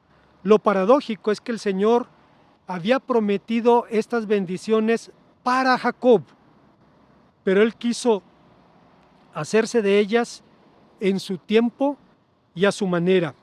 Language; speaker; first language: Spanish; native; Spanish